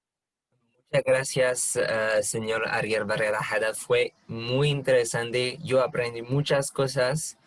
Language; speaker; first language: Spanish; non-native, fluent; French